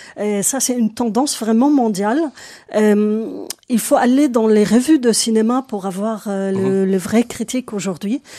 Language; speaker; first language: French; non-native, local second language; Arabic